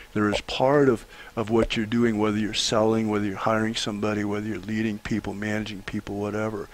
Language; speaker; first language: English; native; English